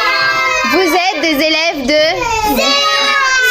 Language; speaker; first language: French; native; French